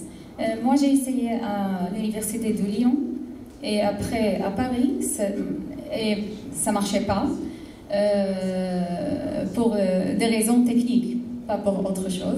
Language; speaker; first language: French; non-native, fluent; Arabic